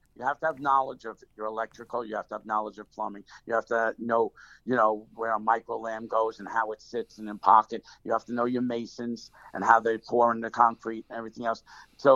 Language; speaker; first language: English; native; English